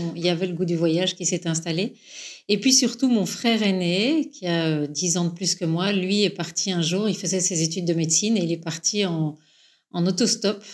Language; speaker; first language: French; native; French